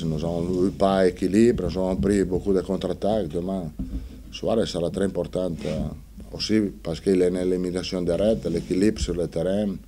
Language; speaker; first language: French; non-native, fluent; Italian